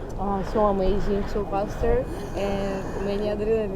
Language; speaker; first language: English; non-native, learner; Russian